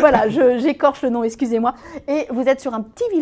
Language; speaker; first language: French; native; French